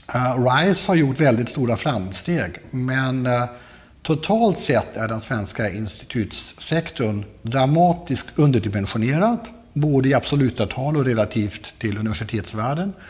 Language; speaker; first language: Swedish; non-native, fluent; German